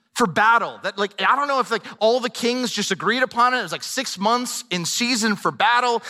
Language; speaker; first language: English; native; English